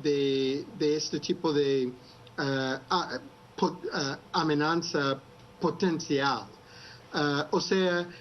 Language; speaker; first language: Spanish; non-native, fluent; English